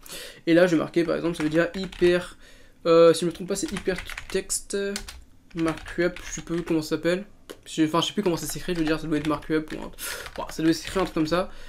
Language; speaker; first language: French; native; French